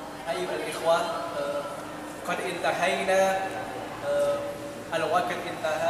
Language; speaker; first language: Arabic; non-native, learner; Indonesian